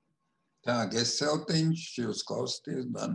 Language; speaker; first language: Latvian; native; Latvian